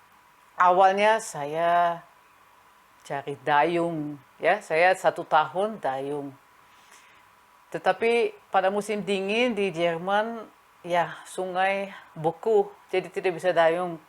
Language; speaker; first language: Indonesian; non-native, fluent; German